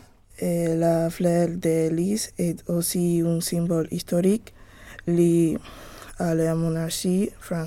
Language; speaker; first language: French; non-native, learner; Spanish